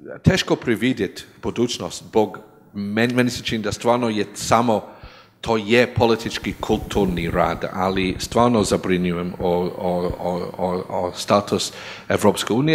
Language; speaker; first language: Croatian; non-native, learner; English